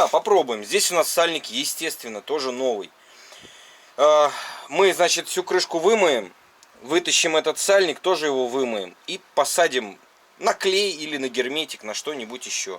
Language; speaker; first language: Russian; native; Russian